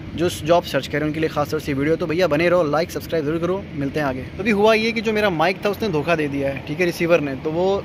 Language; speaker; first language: Hindi; native; Hindi